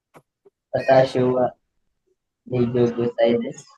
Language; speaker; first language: Japanese; non-native, learner; Filipino